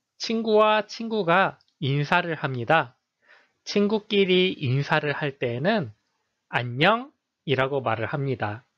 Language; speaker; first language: Korean; native; Korean